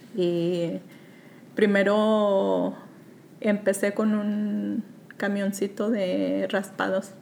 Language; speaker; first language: Spanish; native; Spanish